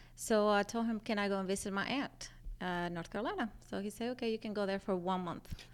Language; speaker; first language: English; non-native, fluent; Spanish